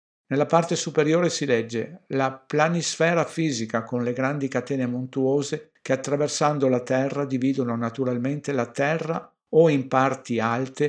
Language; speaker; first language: Italian; native; Italian